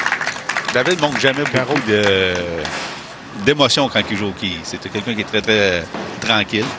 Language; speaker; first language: French; native; French